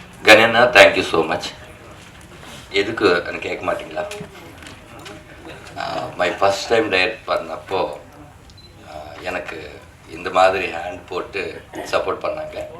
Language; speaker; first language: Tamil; non-native, learner; Telugu